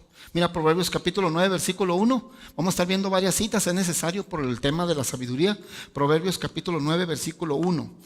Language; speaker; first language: Spanish; native; Spanish